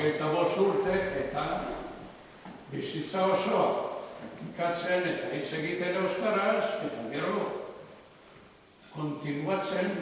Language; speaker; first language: Basque; non-native, learner; Croatian